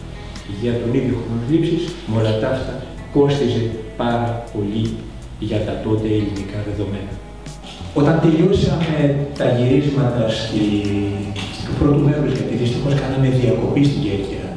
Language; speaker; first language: Greek; native; Greek